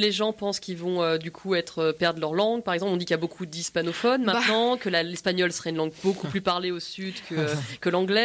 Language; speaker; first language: French; native; French